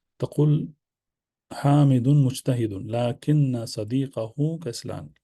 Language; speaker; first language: Urdu; native; Urdu